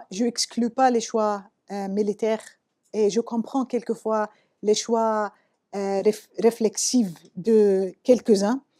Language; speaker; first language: French; non-native, fluent; Arabic